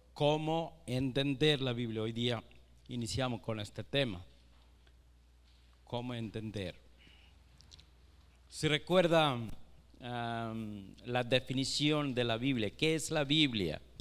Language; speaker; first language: Spanish; non-native, fluent; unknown